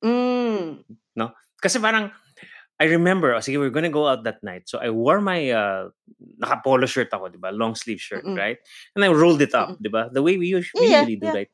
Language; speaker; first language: English; non-native, local second language; Cebuano